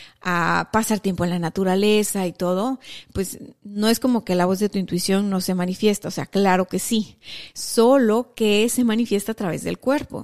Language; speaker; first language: Spanish; native; Spanish